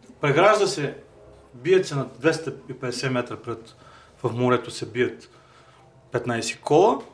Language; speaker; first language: Bulgarian; native; Bulgarian